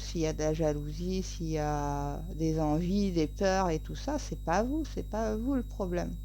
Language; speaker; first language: French; native; French